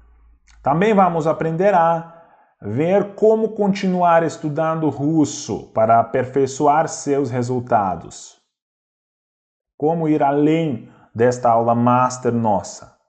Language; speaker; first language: Portuguese; non-native, fluent; Russian